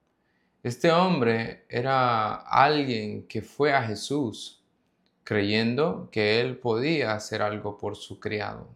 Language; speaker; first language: Spanish; native; Spanish